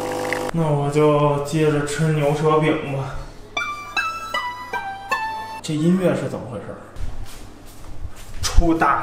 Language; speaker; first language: Chinese; native; Chinese